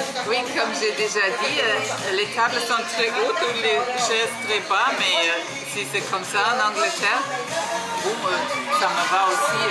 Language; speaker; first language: French; non-native, fluent; German